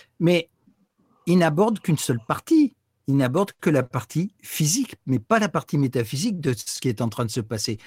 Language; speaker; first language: French; native; French